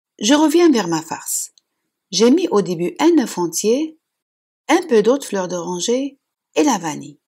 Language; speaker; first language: French; non-native, local second language; Arabic